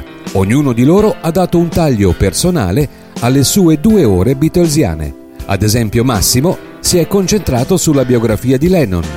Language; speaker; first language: Italian; native; Italian